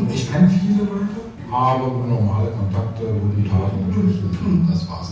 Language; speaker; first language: German; non-native, fluent; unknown